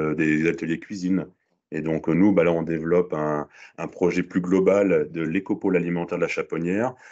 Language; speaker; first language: French; native; French